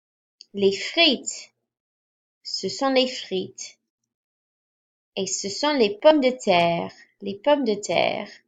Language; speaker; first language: French; non-native, fluent; English